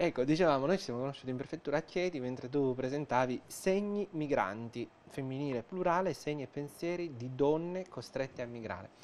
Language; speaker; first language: Italian; native; Italian